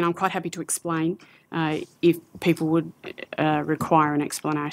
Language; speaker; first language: English; native; English